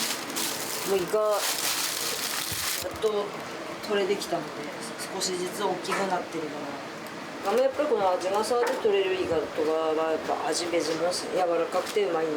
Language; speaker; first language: Japanese; native; Japanese